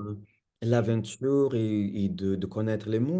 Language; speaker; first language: French; non-native, fluent; Portuguese